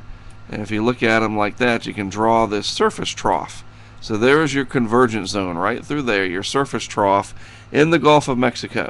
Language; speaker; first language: English; native; English